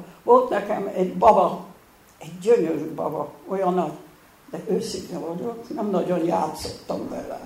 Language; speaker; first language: Hungarian; early bilingual, heritage; Hungarian